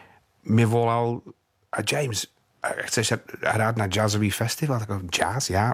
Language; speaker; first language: Czech; non-native, fluent; English